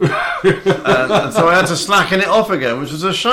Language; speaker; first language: English; native; English